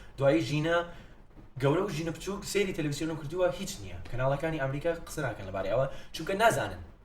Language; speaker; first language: Central Kurdish; non-native, fluent; English